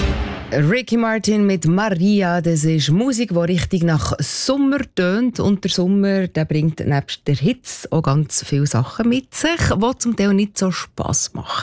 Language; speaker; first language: German; native; German